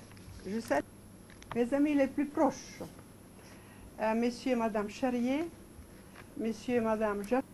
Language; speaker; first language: French; non-native, fluent; Serbian